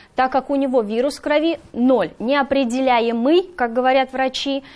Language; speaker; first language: Russian; native; Russian